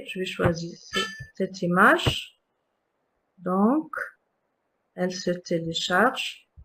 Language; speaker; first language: French; non-native, local second language; Arabic